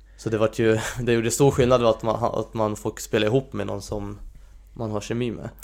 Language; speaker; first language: Swedish; non-native, fluent; Hungarian